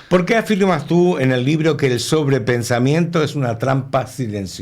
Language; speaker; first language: Spanish; native; Spanish